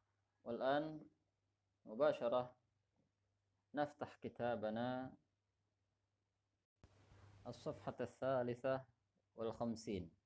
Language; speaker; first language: Arabic; non-native, fluent; Indonesian